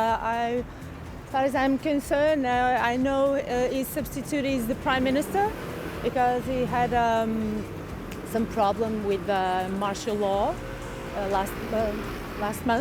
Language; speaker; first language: English; non-native, fluent; Portuguese